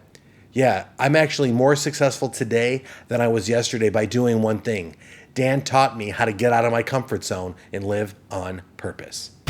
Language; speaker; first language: English; native; English